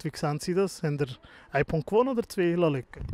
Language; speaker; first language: German; native; German